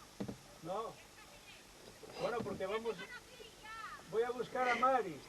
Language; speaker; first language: Spanish; native; Spanish